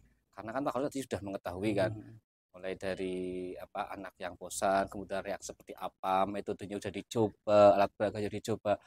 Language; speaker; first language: Indonesian; native; Indonesian